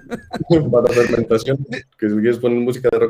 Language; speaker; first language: Spanish; native; Spanish